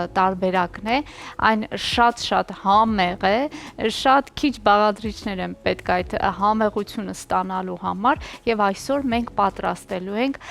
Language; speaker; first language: Armenian; native; Armenian